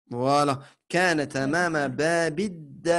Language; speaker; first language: Arabic; non-native, learner; French